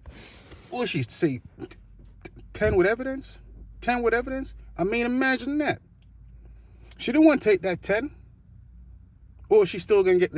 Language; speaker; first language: English; native; English